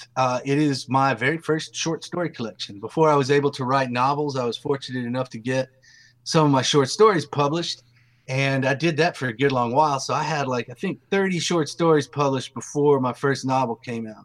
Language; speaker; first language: English; native; English